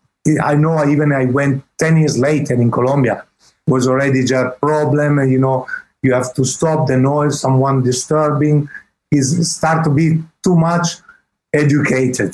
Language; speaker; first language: English; non-native, fluent; Italian